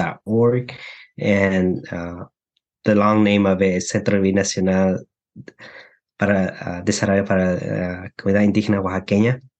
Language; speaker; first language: English; early bilingual, other home language; Mixtepec Mixtec